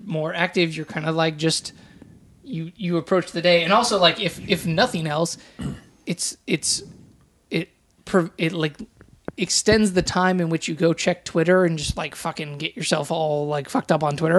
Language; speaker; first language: English; native; English